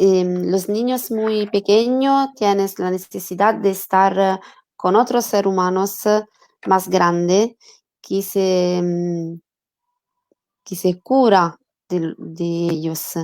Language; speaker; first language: Spanish; non-native, learner; Italian